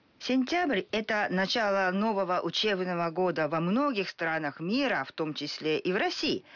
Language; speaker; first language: Russian; non-native, fluent; Japanese